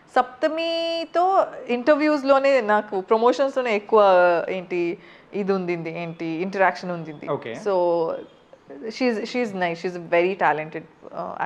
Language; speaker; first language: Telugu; non-native, fluent; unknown